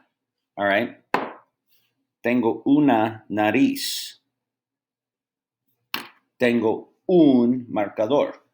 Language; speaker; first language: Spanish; non-native, fluent; English